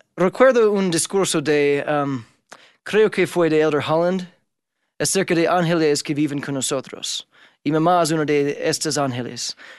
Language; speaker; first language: Spanish; non-native, fluent; English